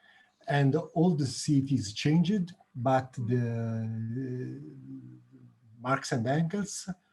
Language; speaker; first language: English; non-native, learner; Italian